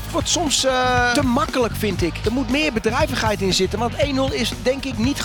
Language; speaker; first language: Dutch; native; Dutch